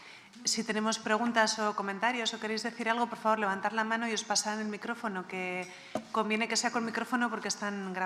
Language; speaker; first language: Spanish; non-native, local second language; Basque